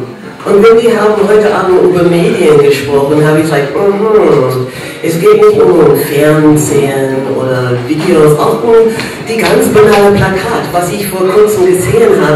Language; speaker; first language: German; non-native, fluent; English